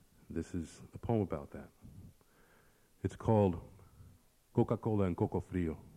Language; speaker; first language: English; early bilingual, other home language; Spanish